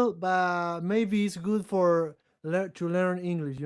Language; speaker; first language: English; non-native, learner; Portuguese